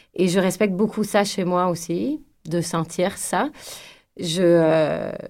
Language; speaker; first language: French; native; French